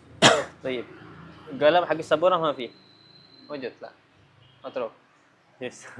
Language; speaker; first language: Arabic; non-native, fluent; Indonesian